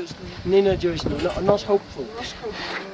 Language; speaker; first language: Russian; non-native, learner; English